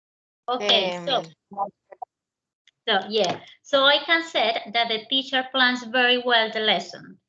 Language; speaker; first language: English; non-native, learner; Spanish